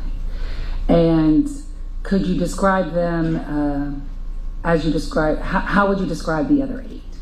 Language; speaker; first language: English; native; English